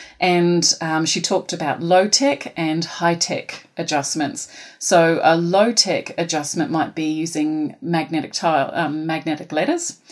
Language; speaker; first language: English; native; English